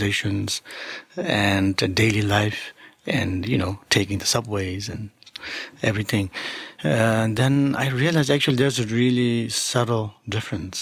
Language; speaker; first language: English; non-native, local second language; Tibetan